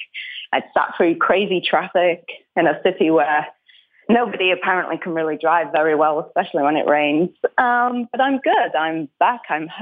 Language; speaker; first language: English; native; English